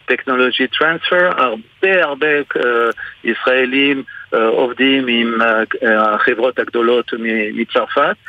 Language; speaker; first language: Hebrew; non-native, fluent; French